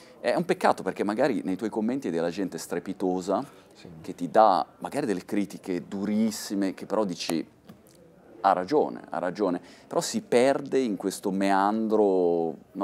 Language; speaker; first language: Italian; native; Italian